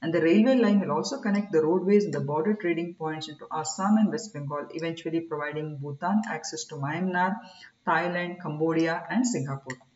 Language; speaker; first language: English; non-native, local second language; Kannada